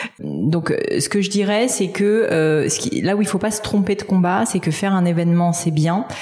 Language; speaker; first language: French; native; French